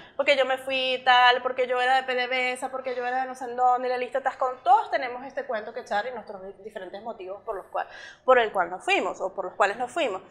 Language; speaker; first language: Spanish; native; Spanish